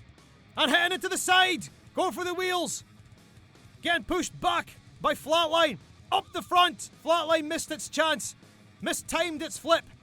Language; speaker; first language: English; native; English